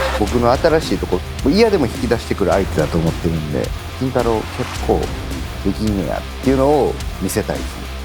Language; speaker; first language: Japanese; native; Japanese